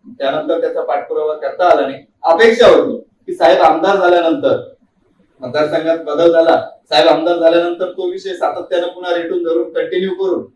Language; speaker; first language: Marathi; native; Marathi